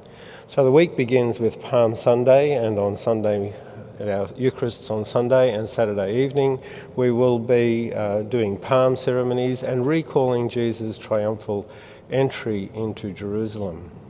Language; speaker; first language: English; native; English